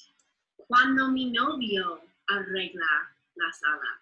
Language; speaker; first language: Spanish; non-native, learner; English